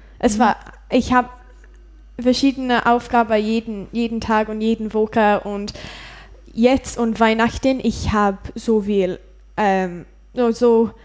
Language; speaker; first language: German; non-native, learner; English